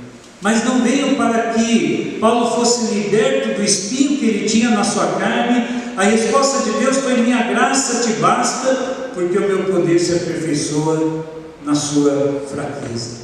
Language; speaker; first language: Portuguese; native; Portuguese